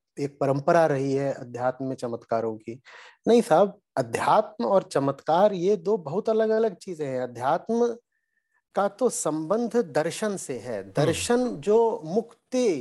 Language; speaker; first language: Hindi; native; Hindi